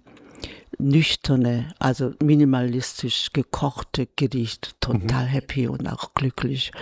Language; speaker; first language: German; non-native, fluent; Korean